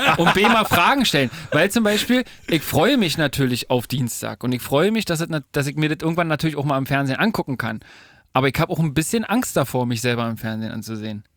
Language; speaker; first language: German; native; German